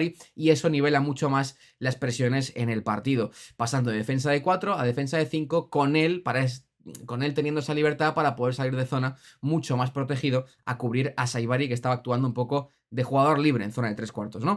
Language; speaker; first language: Spanish; native; Spanish